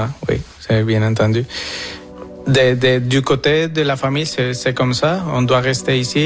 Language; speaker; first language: French; non-native, fluent; Spanish